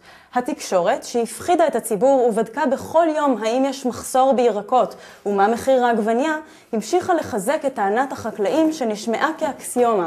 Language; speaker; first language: Hebrew; native; Hebrew